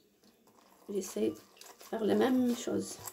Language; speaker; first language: French; non-native, learner; Arabic